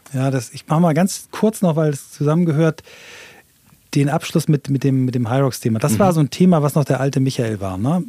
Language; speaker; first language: German; native; German